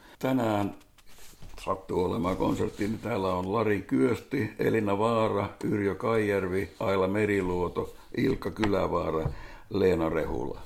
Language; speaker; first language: Finnish; non-native, local second language; Swedish